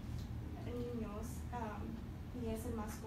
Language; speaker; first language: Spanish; early bilingual, heritage; Spanish